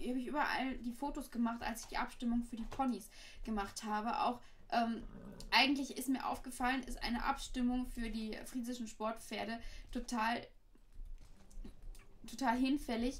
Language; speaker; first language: German; native; German